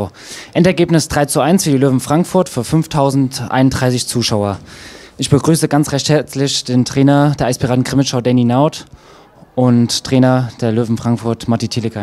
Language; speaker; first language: German; native; German